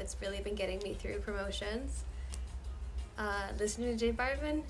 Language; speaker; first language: English; native; English